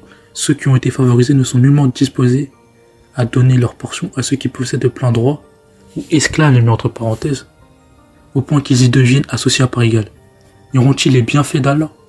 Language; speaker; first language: French; native; French